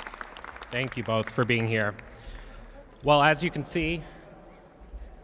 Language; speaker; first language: English; native; English